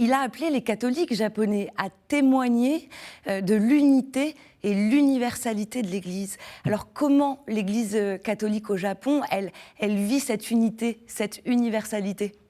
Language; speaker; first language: French; native; French